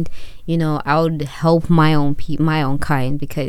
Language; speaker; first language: English; non-native, local second language; Shona